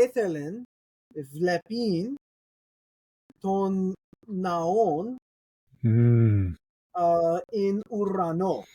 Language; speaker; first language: Greek; non-native, learner; English